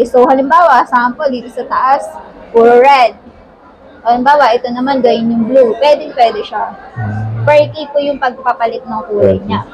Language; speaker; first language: Filipino; native; Filipino